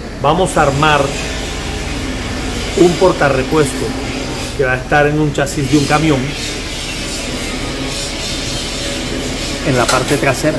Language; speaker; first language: Spanish; native; Spanish